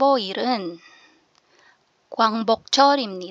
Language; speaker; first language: Korean; non-native, learner; Filipino